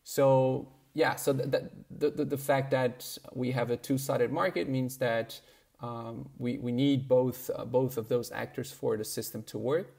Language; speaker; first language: English; non-native, fluent; Portuguese